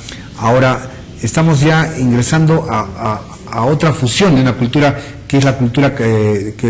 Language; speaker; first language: Spanish; native; Spanish